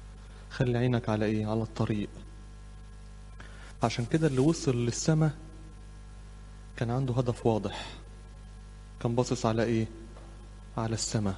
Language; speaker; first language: Arabic; native; Arabic